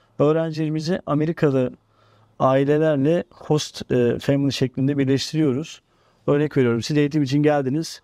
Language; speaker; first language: Turkish; native; Turkish